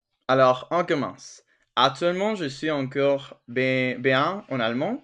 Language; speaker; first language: French; non-native, fluent; Spanish